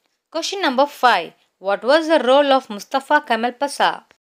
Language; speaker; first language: English; non-native, local second language; Tamil